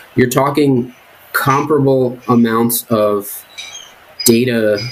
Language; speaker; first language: English; native; English